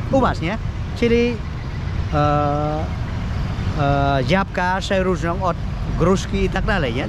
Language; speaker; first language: Polish; non-native, learner; Khmer